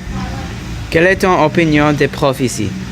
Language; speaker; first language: French; non-native, learner; English